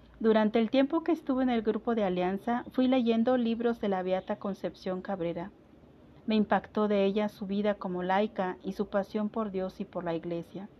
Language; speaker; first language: Spanish; non-native, local second language; Kʼicheʼ